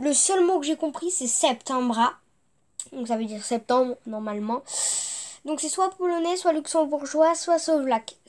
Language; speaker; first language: French; native; French